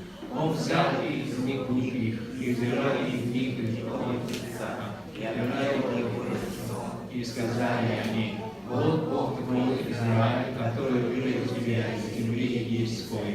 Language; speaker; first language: Russian; non-native, learner; Korean